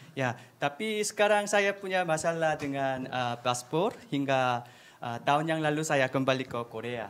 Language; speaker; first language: Indonesian; non-native, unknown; Korean